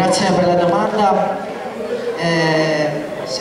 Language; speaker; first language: Italian; non-native, learner; Filipino